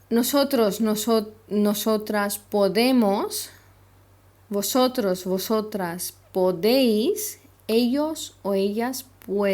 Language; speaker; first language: Spanish; non-native, fluent; Hindi